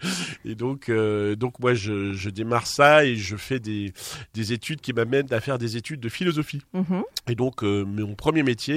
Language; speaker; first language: French; native; French